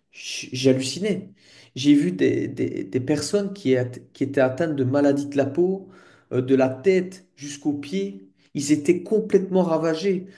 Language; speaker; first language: French; native; French